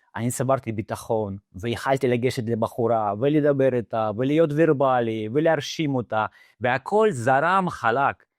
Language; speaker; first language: Hebrew; non-native, fluent; Russian